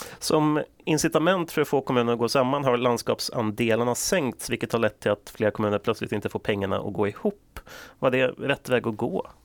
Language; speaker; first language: Swedish; native; Swedish